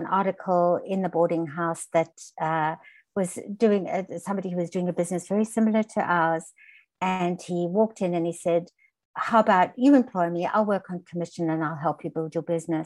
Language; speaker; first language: English; native; English